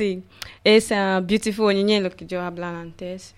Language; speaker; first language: Spanish; non-native, learner; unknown